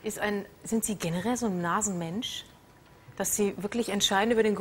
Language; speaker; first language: German; native; German